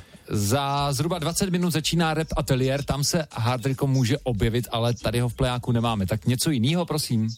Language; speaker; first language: Czech; native; Czech